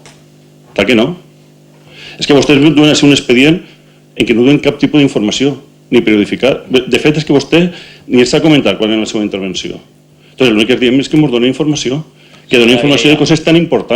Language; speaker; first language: Catalan; native; Catalan